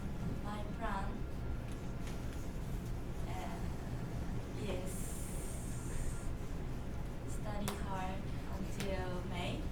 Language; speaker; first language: English; non-native, learner; Japanese